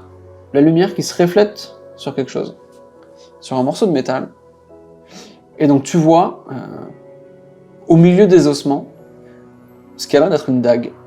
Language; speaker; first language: French; native; French